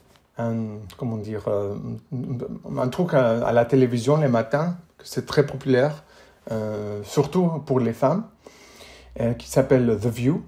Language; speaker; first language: French; non-native, fluent; English